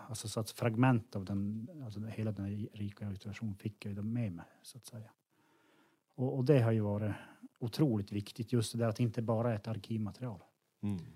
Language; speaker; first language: Swedish; native; Swedish